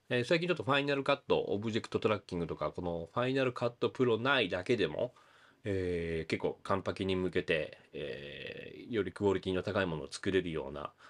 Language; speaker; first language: Japanese; native; Japanese